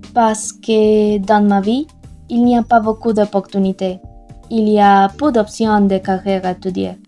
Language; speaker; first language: French; non-native, learner; Spanish